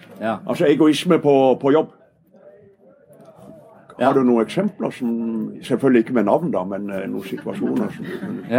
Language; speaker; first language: Norwegian; native; Norwegian